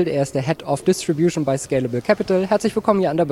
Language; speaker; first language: German; native; German